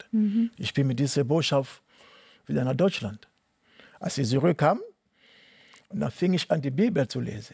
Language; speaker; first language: German; non-native, learner; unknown